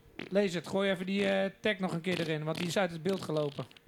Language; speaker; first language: Dutch; native; Dutch